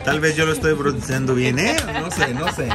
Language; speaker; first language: Spanish; non-native, fluent; Arabic